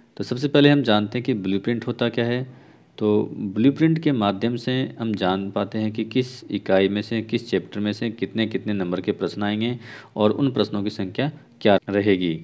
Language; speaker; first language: Hindi; native; Hindi